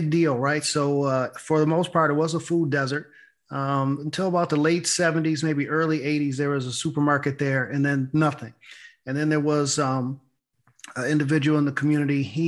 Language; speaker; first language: English; native; English